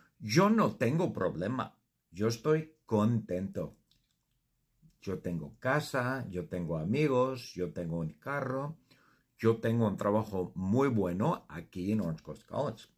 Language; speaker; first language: Spanish; non-native, fluent; English